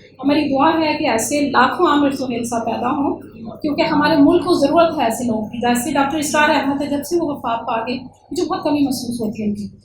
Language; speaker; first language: Urdu; early bilingual, heritage; Urdu